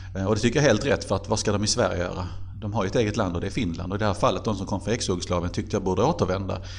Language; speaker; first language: Swedish; native; Swedish